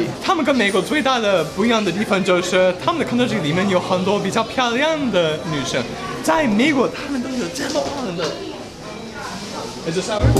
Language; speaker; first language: Chinese; non-native, fluent; English